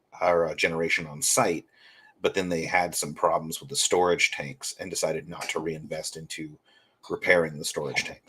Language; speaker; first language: English; native; English